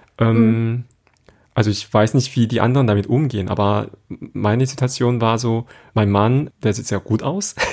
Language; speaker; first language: German; non-native, fluent; Korean